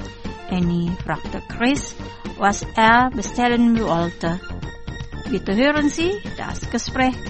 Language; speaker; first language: German; non-native, fluent; Indonesian